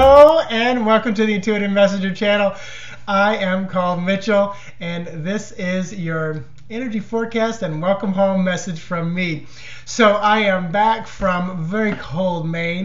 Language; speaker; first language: English; native; English